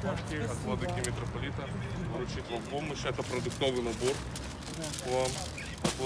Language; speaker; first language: Russian; native; Russian